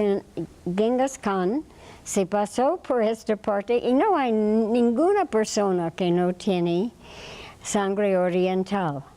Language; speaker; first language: Spanish; non-native, fluent; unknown